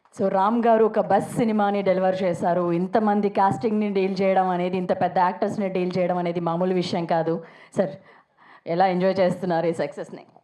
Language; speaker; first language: Telugu; native; Telugu